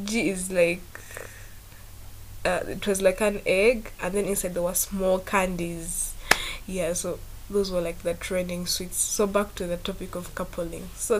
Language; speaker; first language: English; non-native, local second language; Ganda